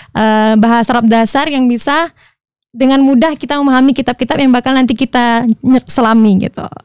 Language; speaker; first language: Indonesian; native; Indonesian